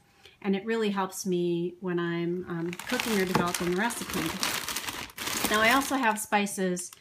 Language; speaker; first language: English; native; English